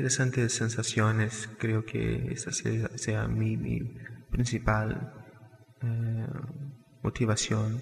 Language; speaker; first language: Spanish; non-native, fluent; Portuguese